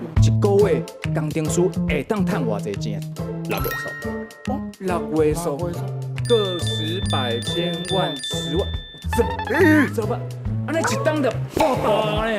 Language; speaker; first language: Chinese; native; Chinese